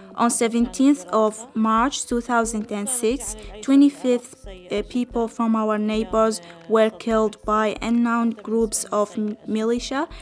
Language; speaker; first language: English; non-native, fluent; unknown